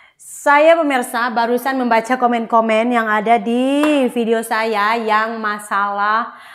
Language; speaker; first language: Malay; native; Malay